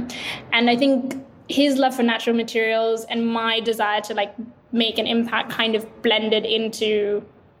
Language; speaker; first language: English; non-native, local second language; Sinhala